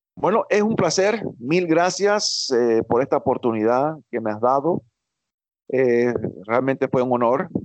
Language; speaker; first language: Spanish; early bilingual, heritage; Spanish